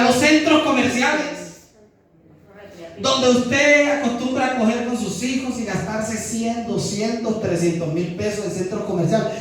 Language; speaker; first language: Spanish; native; Spanish